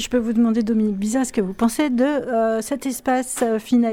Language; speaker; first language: French; native; French